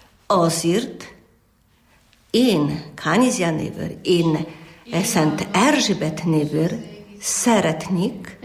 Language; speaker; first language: Hungarian; non-native, learner; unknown